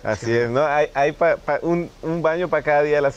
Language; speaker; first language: Spanish; native; Spanish